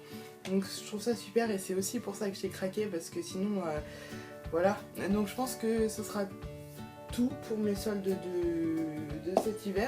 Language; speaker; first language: French; native; French